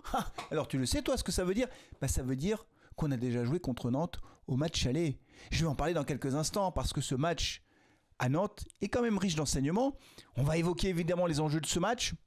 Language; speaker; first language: French; native; French